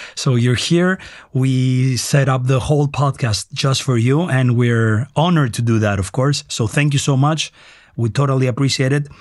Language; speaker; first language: English; non-native, fluent; Greek